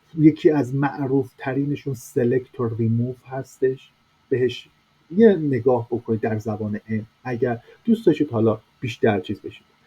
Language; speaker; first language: Persian; native; Persian